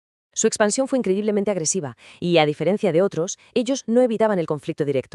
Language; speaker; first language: Spanish; native; Spanish